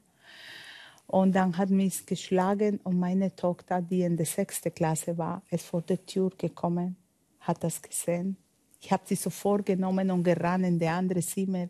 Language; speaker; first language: German; non-native, learner; Spanish